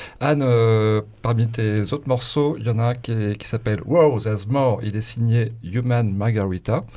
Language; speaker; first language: French; native; French